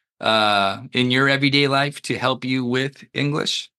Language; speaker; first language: English; early bilingual, other home language; Japanese